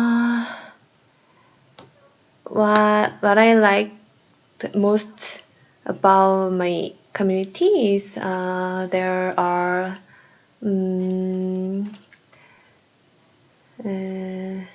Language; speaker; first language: English; non-native, learner; Korean